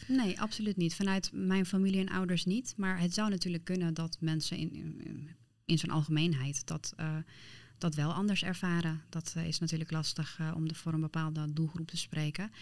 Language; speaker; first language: Dutch; early bilingual, other home language; Persian